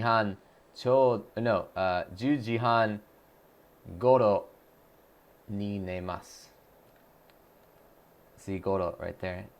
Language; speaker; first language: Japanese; non-native, learner; English